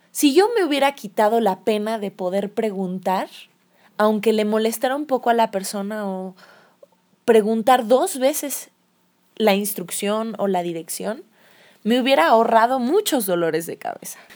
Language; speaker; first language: Spanish; native; Spanish